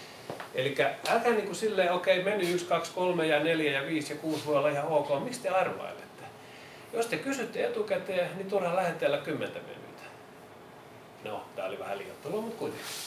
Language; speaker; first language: Finnish; native; Finnish